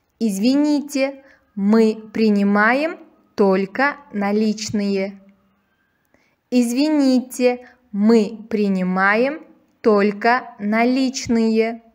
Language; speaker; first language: Russian; non-native, local second language; Uzbek